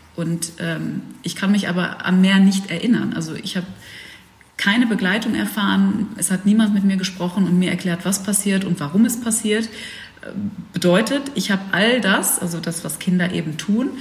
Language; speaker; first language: German; early bilingual, other home language; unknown